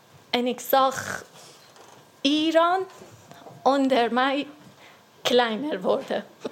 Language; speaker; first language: Dutch; non-native, fluent; Persian